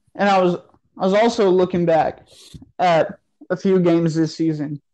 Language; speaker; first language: English; native; English